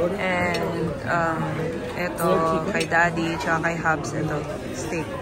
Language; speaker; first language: Filipino; non-native, local second language; Cebuano